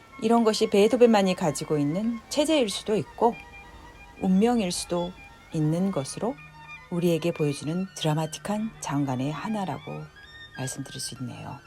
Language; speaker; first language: Korean; native; Korean